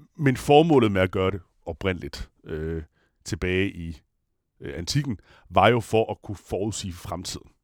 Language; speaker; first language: Danish; non-native, fluent; Italian